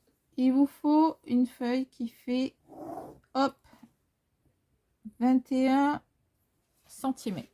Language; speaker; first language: French; native; French